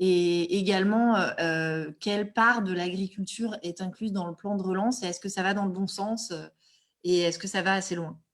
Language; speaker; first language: French; native; French